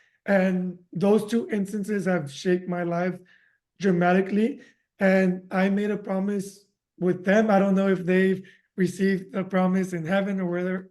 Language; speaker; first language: English; early bilingual, other home language; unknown